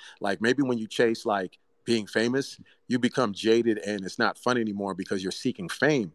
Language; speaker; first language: English; early bilingual, other home language; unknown